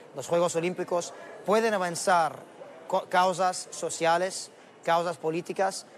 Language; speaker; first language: Spanish; non-native, fluent; Arabic